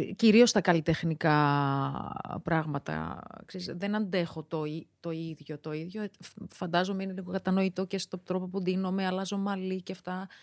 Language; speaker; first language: Greek; early bilingual, other home language; Georgian